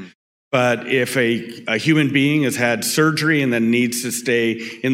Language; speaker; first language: English; native; English